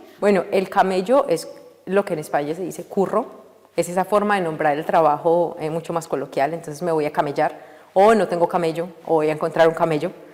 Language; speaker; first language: Spanish; native; Spanish